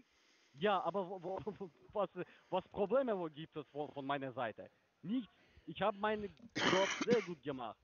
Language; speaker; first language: German; non-native, learner; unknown